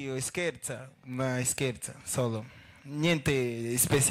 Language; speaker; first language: Italian; non-native, learner; Dutch